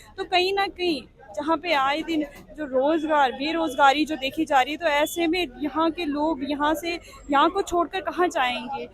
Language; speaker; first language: Hindi; non-native, local second language; Punjabi